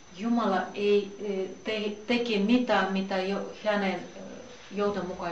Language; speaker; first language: Finnish; non-native, learner; Russian